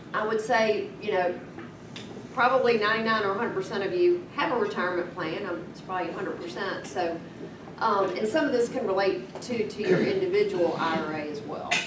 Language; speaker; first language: English; native; English